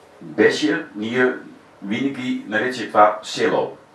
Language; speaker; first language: Bulgarian; non-native, learner; Dutch